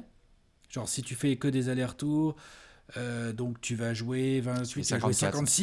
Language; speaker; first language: French; native; French